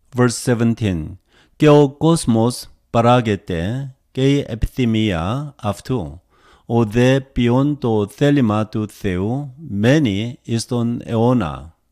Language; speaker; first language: Greek; non-native, learner; Korean